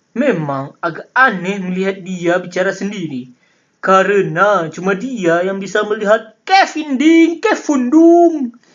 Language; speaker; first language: Indonesian; non-native, local second language; Minangkabau